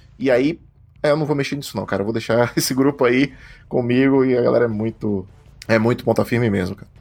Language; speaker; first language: Portuguese; native; Portuguese